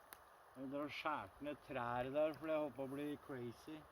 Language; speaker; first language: Norwegian; native; Norwegian